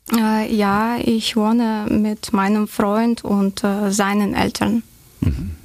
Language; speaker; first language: German; non-native, learner; Ukrainian